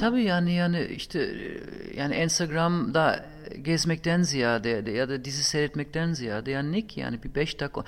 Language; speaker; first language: Turkish; non-native, fluent; German